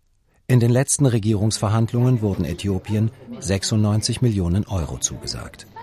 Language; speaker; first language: German; native; German